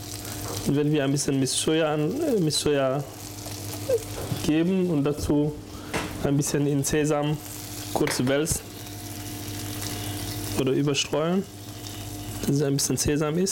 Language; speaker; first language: German; non-native, fluent; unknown